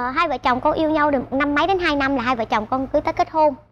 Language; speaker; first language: Vietnamese; native; Vietnamese